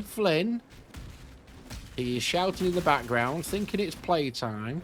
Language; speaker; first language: English; native; English